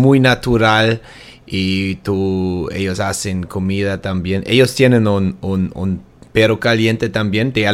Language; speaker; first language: Spanish; non-native, learner; German